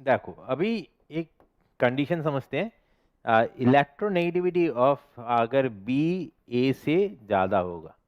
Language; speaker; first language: Hindi; non-native, local second language; Bangla